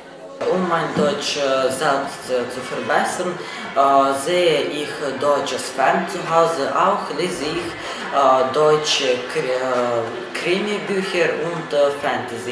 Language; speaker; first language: German; non-native, learner; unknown